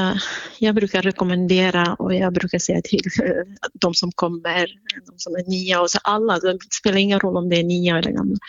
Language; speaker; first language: Swedish; non-native, fluent; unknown